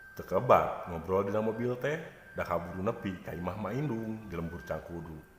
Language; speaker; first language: Sundanese; native; Sundanese